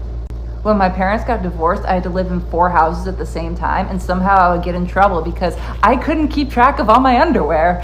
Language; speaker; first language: English; native; English